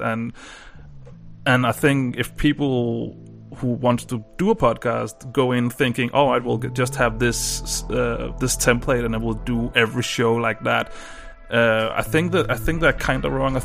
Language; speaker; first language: English; non-native, fluent; Danish